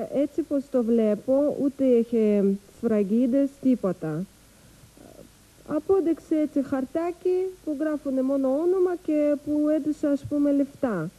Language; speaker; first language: Greek; non-native, learner; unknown